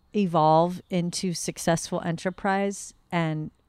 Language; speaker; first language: English; native; English